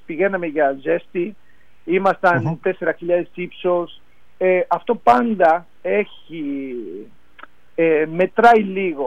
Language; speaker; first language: Greek; non-native, fluent; Spanish